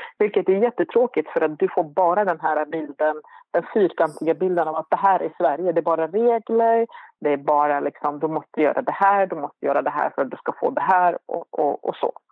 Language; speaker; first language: Swedish; non-native, fluent; Arabic